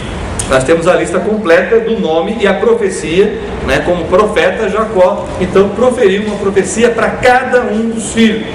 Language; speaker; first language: Portuguese; native; Portuguese